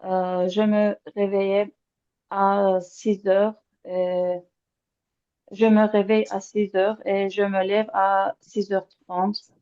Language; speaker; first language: French; non-native, learner; Azerbaijani